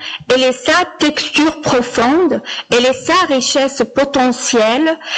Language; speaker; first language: French; non-native, local second language; Arabic